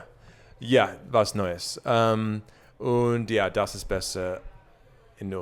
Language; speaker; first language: German; non-native, learner; English